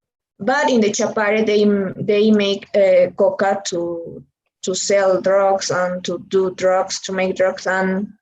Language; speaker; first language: English; non-native, learner; Spanish